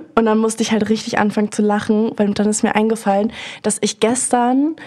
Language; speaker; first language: German; native; German